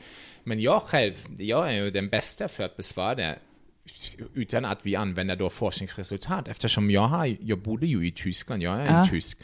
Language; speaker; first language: Swedish; non-native, fluent; German